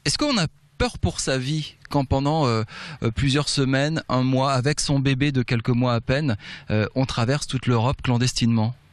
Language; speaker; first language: French; native; French